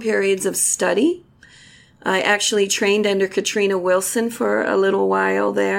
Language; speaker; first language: English; native; English